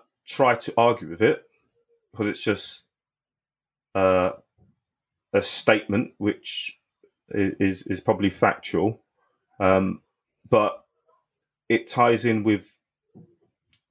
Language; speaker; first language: English; native; English